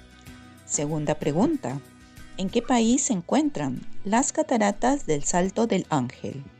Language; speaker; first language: Spanish; non-native, fluent; Norwegian